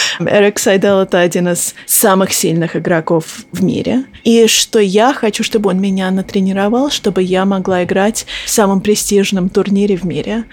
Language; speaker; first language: Russian; early bilingual, heritage; Russian